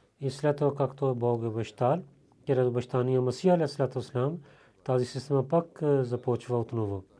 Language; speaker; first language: Bulgarian; non-native, learner; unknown